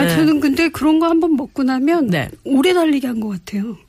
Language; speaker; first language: Korean; native; Korean